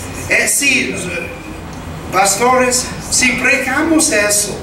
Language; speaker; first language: Spanish; non-native, fluent; English